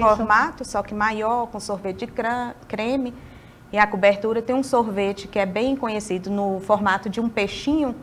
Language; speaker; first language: Portuguese; native; Portuguese